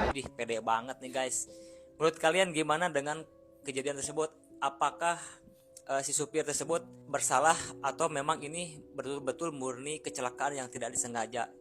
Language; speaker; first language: Indonesian; native; Indonesian